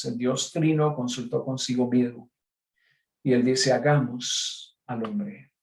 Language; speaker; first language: Spanish; native; Spanish